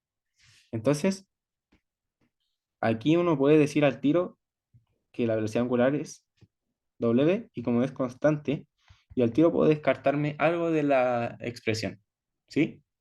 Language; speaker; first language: Spanish; native; Spanish